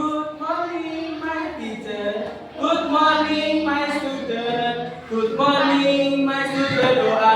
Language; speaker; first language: English; non-native, learner; Indonesian